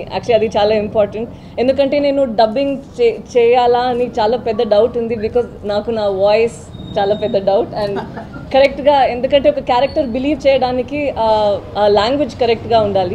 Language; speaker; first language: Telugu; non-native, learner; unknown